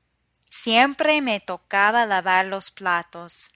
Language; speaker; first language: Spanish; non-native, fluent; English